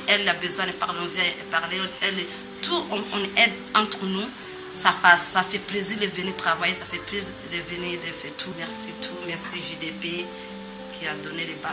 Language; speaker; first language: French; non-native, learner; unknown